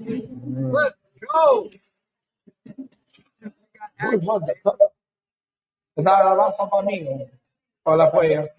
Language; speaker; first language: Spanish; non-native, learner; English